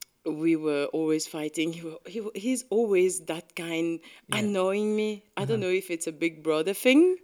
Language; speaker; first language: English; non-native, local second language; Morisyen